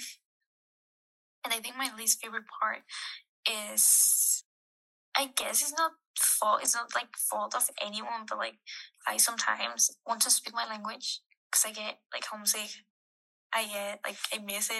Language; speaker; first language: English; non-native, fluent; Spanish